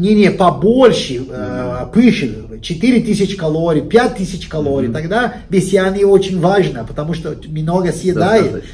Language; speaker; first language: Russian; non-native, fluent; Portuguese